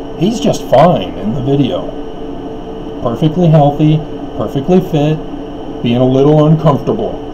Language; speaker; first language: English; native; English